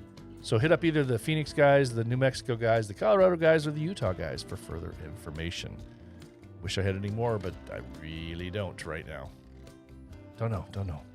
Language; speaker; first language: English; native; English